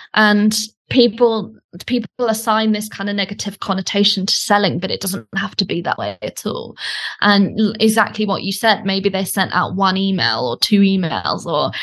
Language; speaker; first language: English; native; English